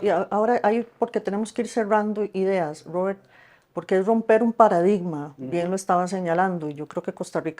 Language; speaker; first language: Spanish; native; Spanish